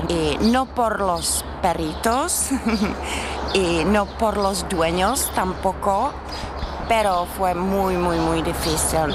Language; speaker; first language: Spanish; non-native, fluent; Czech